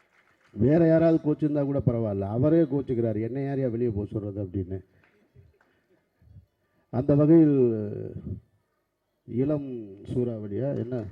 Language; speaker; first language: Tamil; native; Tamil